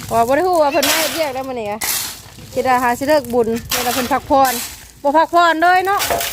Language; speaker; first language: Thai; native; Thai